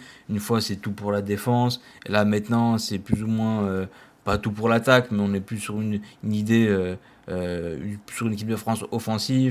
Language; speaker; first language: French; native; French